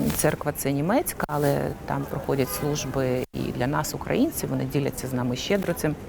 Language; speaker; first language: Ukrainian; non-native, local second language; Russian